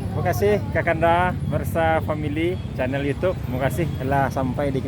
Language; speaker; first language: Indonesian; non-native, local second language; Minangkabau